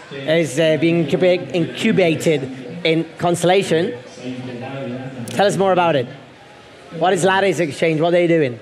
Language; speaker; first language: English; non-native, learner; Spanish